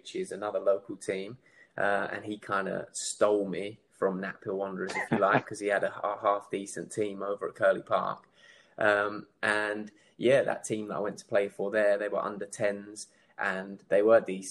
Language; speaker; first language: English; native; English